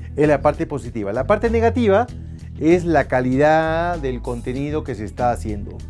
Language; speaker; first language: Spanish; native; Spanish